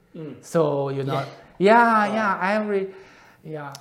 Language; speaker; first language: English; non-native, learner; Chinese